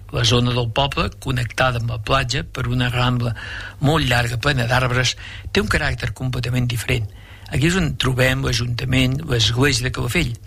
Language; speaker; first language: Catalan; native; Catalan